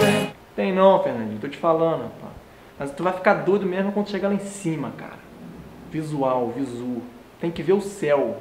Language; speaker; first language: Portuguese; native; Portuguese